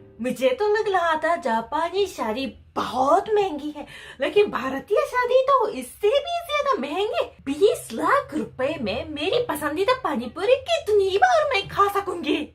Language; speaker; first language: Hindi; non-native, fluent; Japanese